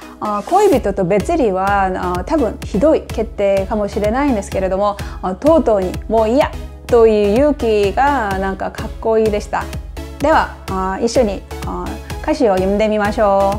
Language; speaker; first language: Japanese; non-native, fluent; Korean